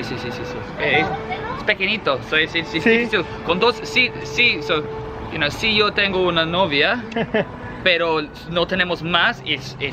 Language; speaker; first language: Spanish; non-native, learner; English